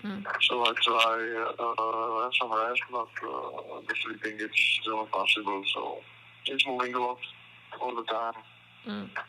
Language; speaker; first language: English; non-native, learner; Czech